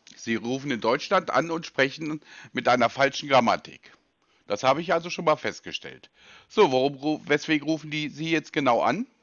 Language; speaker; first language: German; native; German